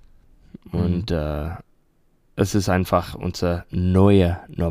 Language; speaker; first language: German; non-native, learner; English